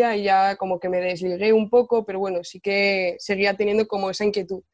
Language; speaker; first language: Spanish; native; Spanish